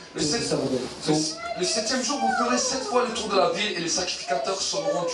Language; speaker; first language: French; native; French